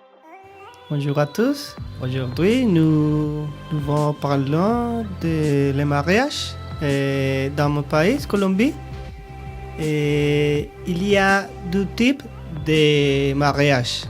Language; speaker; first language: French; non-native, learner; Spanish